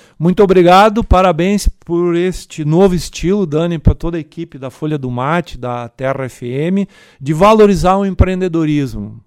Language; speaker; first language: Portuguese; native; Portuguese